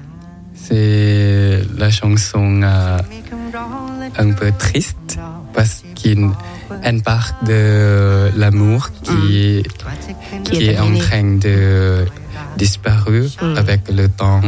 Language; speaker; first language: French; non-native, learner; Thai